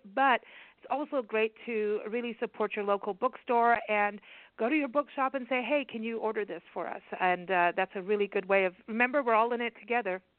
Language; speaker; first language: English; native; English